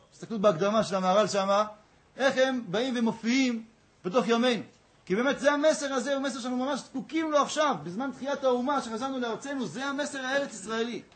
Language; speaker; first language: Hebrew; native; Hebrew